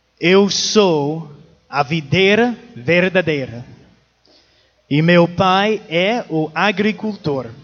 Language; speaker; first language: Portuguese; non-native, learner; English